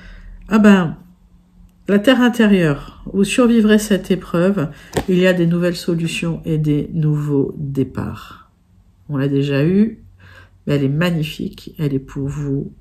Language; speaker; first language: French; native; French